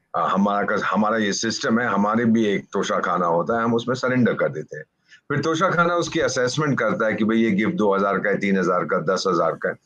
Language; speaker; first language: Hindi; native; Hindi